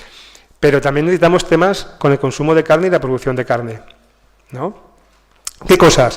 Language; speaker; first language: Spanish; native; Spanish